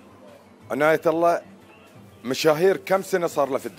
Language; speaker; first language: Arabic; native; Arabic